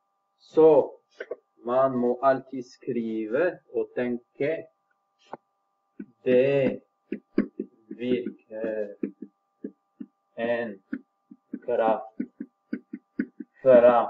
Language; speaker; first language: Norwegian; non-native, fluent; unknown